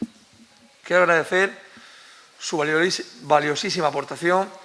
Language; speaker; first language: Spanish; native; Spanish